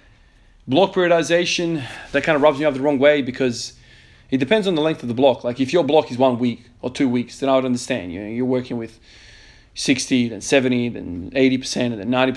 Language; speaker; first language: English; native; English